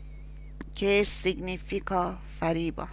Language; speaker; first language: Spanish; non-native, fluent; Persian